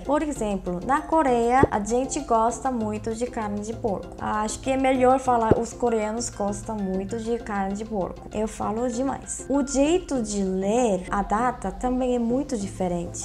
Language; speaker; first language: Portuguese; non-native, fluent; Korean